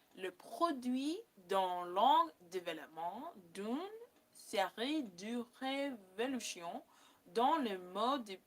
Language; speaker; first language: French; non-native, learner; English